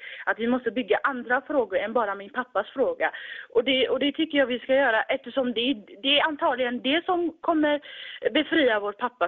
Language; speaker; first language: Swedish; early bilingual, other home language; Tigrinya